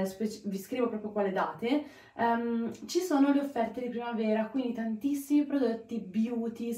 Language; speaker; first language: Italian; native; Italian